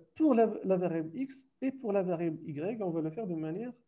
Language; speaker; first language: French; non-native, local second language; Arabic